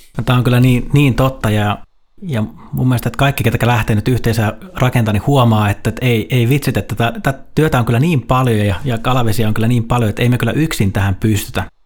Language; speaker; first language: Finnish; native; Finnish